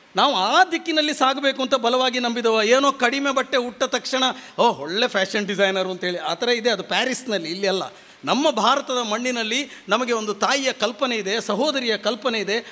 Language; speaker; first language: Kannada; non-native, local second language; Konkani